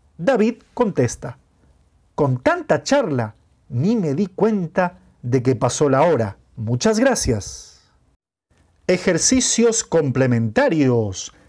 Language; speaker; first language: Spanish; non-native, fluent; Portuguese